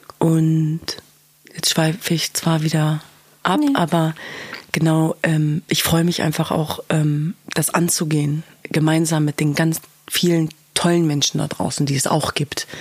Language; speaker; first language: German; early bilingual, other home language; Kurdish